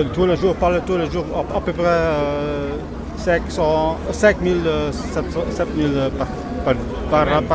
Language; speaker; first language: French; non-native, local second language; Dutch